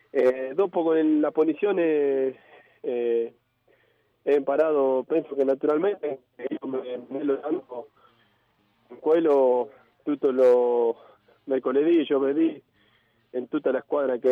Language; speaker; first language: Italian; non-native, fluent; Spanish